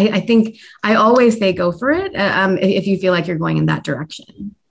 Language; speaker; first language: English; native; English